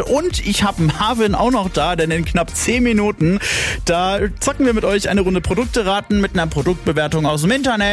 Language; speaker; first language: German; native; German